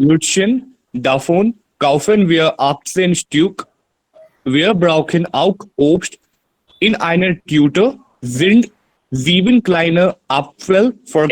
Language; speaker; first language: German; non-native, learner; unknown